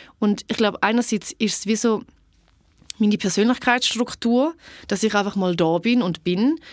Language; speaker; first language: German; early bilingual, other home language; Albanian